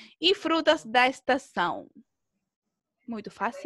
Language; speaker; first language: Portuguese; non-native, fluent; Spanish